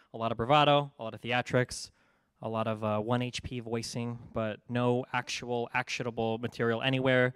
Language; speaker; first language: English; native; English